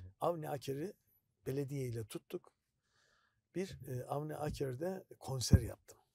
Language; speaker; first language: Turkish; native; Turkish